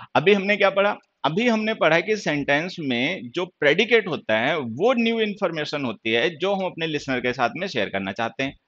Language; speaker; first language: Hindi; native; Hindi